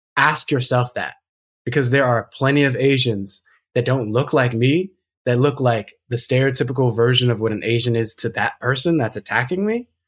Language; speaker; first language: English; native; English